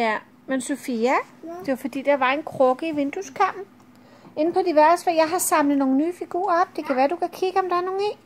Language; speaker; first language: Danish; native; Danish